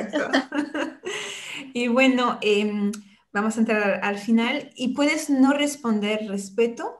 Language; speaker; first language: Spanish; non-native, fluent; French